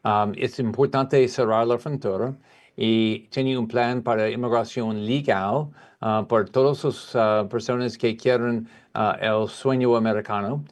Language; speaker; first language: Spanish; non-native, learner; English